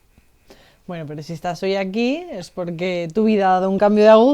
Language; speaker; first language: Spanish; native; Spanish